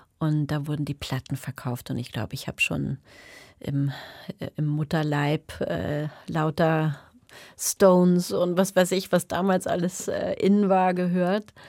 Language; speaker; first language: German; native; German